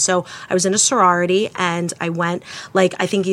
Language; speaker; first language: English; native; English